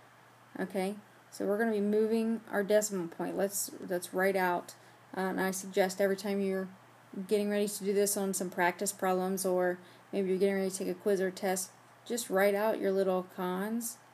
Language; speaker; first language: English; native; English